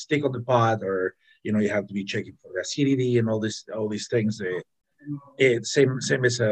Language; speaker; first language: English; non-native, fluent; Spanish